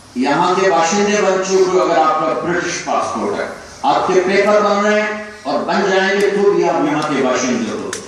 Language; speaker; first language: Urdu; non-native, local second language; Punjabi